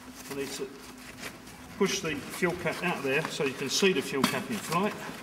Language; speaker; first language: English; native; English